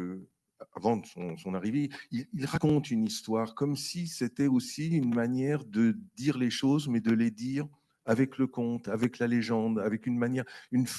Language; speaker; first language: French; native; French